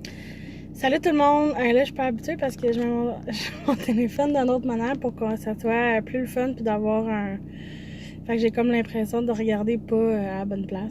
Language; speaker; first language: French; native; French